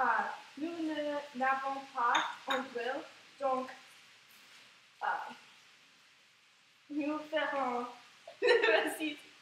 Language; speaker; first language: French; non-native, learner; English